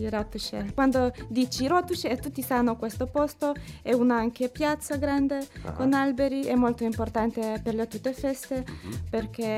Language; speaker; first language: Italian; non-native, learner; Lithuanian